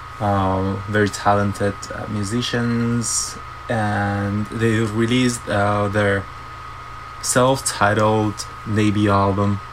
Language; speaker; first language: English; non-native, fluent; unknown